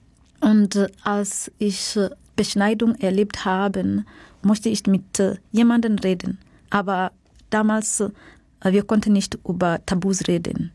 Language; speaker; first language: German; non-native, learner; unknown